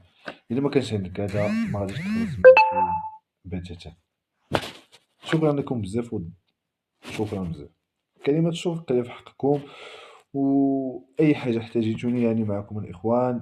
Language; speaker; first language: Arabic; native; Arabic